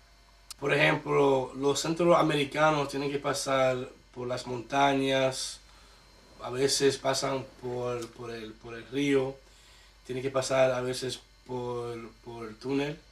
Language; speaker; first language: Spanish; early bilingual, heritage; Spanish